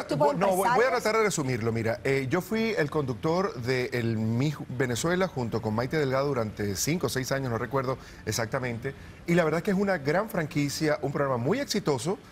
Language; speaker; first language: Spanish; native; Spanish